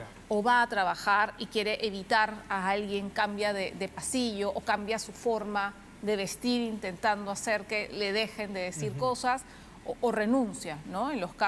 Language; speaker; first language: Spanish; native; Spanish